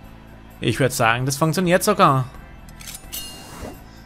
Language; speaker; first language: German; native; German